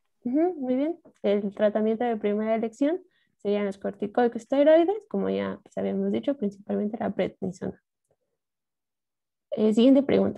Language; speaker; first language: Spanish; native; Spanish